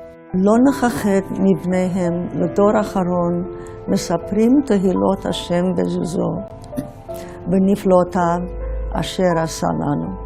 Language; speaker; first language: Hebrew; non-native, fluent; Yiddish